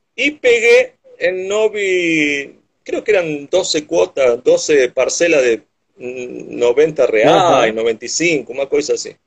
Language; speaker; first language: Portuguese; non-native, learner; Spanish